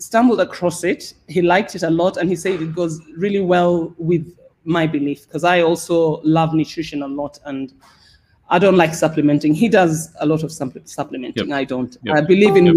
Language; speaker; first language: English; non-native, local second language; Swahili